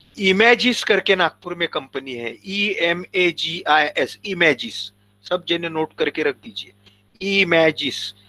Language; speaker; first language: Hindi; non-native, local second language; Marathi